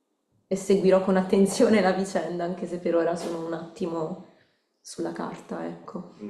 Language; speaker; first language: Italian; native; Italian